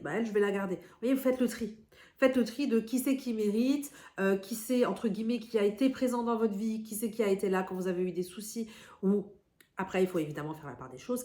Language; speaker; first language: French; native; French